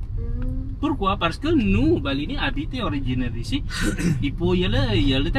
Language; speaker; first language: French; non-native, learner; Balinese